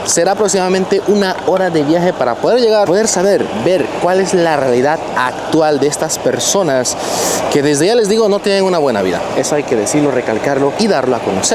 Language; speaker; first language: Spanish; native; Spanish